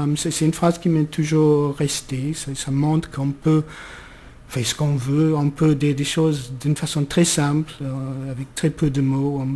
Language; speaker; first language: French; non-native, fluent; English